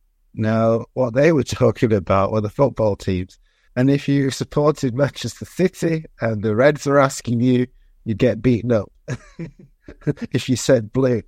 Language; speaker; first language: English; early bilingual, other home language; Jamaican Creole English